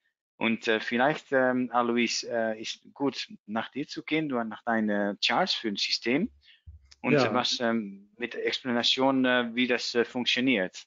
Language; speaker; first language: German; non-native, learner; Dutch